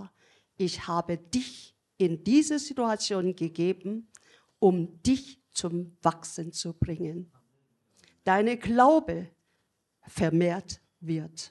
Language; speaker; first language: German; non-native, learner; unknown